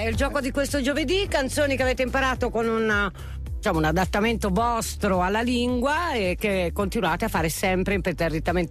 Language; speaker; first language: Italian; native; Italian